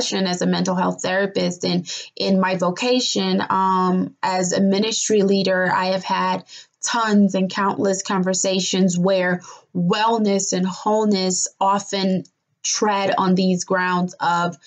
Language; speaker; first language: English; non-native, local second language; Yoruba